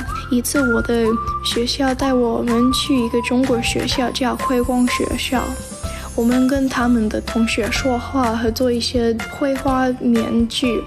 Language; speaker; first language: Chinese; non-native, learner; English